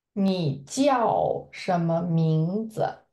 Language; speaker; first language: Chinese; non-native, fluent; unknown